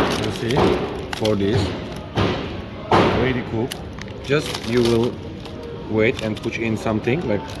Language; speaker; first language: English; non-native, learner; Turkish